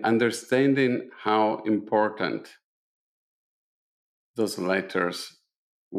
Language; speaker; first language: English; non-native, fluent; Italian